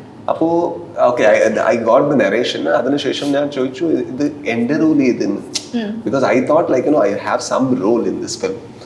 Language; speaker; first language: Malayalam; non-native, learner; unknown